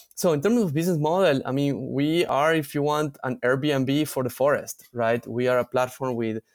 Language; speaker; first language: English; non-native, fluent; Spanish